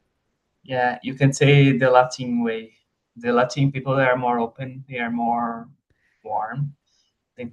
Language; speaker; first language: English; non-native, fluent; Portuguese